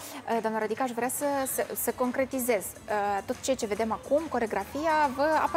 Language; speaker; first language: Romanian; native; Romanian